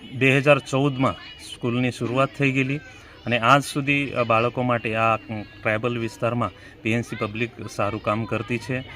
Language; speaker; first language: Gujarati; non-native, local second language; Marathi